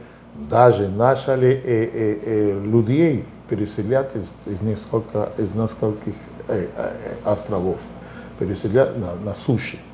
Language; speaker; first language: Russian; non-native, fluent; Spanish